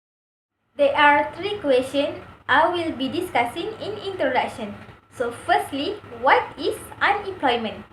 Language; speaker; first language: English; non-native, local second language; Malay